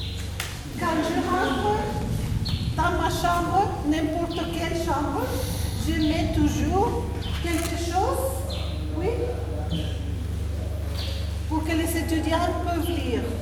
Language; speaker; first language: French; non-native, fluent; Spanish